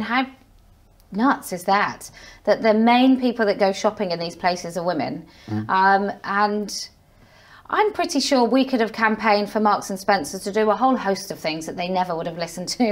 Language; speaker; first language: English; native; English